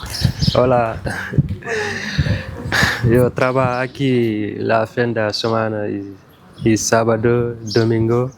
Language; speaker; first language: Spanish; non-native, learner; Fula